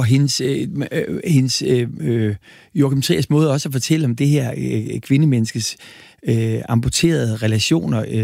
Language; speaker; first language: Danish; native; Danish